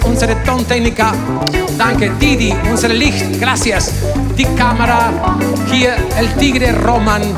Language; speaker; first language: German; non-native, learner; Spanish